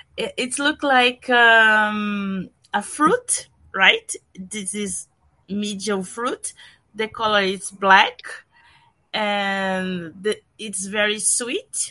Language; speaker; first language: English; non-native, learner; Portuguese